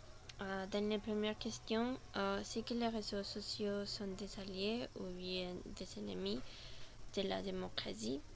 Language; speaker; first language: French; non-native, learner; Spanish